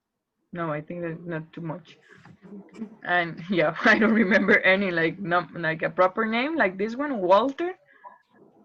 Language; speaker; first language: English; non-native, fluent; Spanish